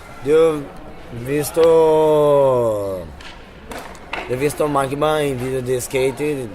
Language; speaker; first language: Spanish; non-native, fluent; Portuguese